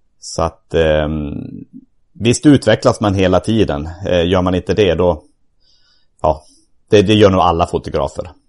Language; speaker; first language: Swedish; native; Swedish